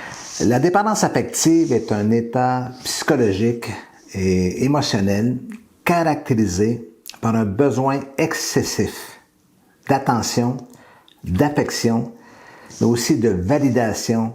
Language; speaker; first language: French; native; French